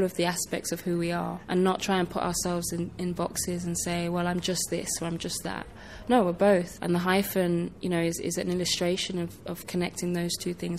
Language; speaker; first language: English; native; English